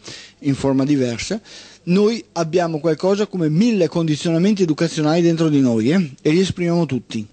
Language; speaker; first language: Italian; native; Italian